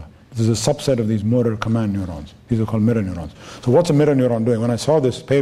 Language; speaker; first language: English; non-native, local second language; Tamil